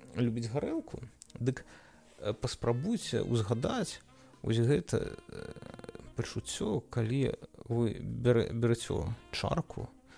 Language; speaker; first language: Belarusian; non-native, local second language; Russian